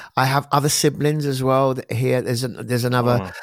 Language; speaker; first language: English; native; English